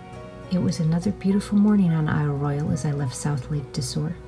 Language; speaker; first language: English; native; English